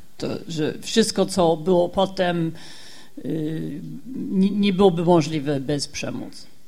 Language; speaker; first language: Polish; non-native, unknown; English